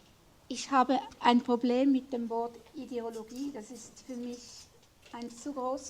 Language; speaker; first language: German; non-native, fluent; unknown